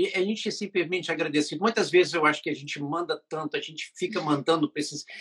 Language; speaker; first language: Portuguese; non-native, fluent; English